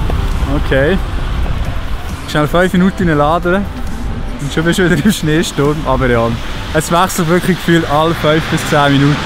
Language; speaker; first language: German; native; German